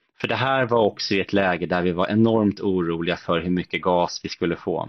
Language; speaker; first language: Swedish; native; Swedish